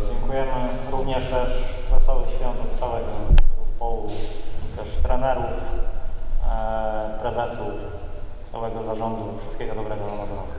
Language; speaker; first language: Polish; native; Polish